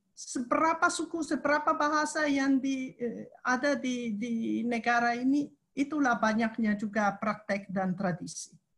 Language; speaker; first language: Indonesian; non-native, fluent; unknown